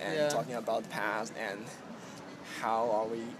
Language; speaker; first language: English; non-native, fluent; Chinese